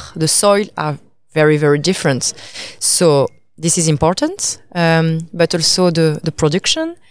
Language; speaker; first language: English; non-native, fluent; French